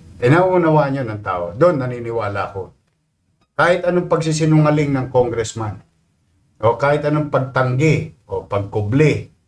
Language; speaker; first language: Filipino; native; Filipino